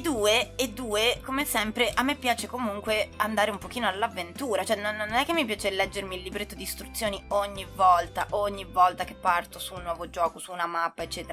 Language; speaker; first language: Italian; native; Italian